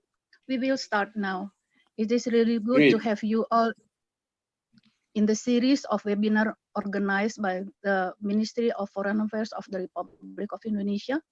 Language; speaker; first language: English; non-native, fluent; Indonesian